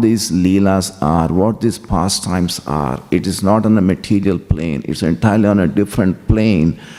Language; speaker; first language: English; non-native, local second language; Telugu